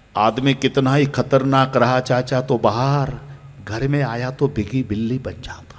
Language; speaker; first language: Hindi; non-native, local second language; Marathi